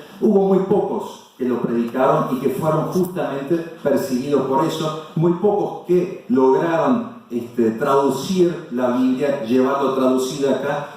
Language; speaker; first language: Spanish; non-native, fluent; German